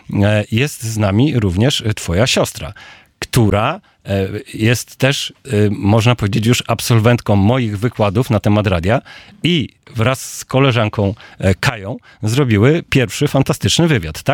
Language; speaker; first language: Polish; native; Polish